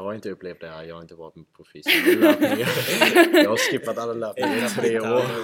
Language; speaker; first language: Swedish; non-native, fluent; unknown